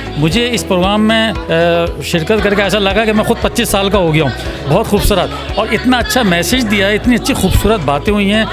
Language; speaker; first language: Urdu; native; Urdu